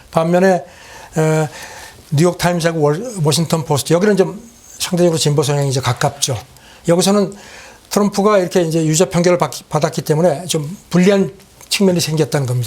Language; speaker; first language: Korean; native; Korean